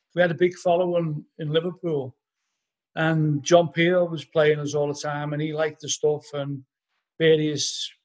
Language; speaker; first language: English; native; English